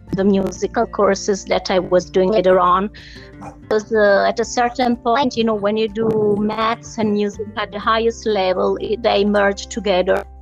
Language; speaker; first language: English; non-native, fluent; Italian